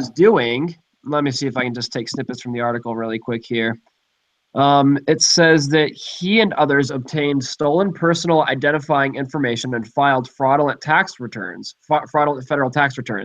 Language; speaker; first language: English; native; English